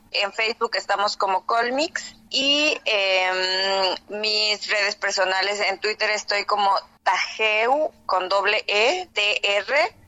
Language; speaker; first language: Spanish; native; Spanish